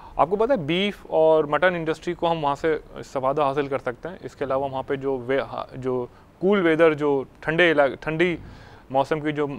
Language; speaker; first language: Urdu; native; Urdu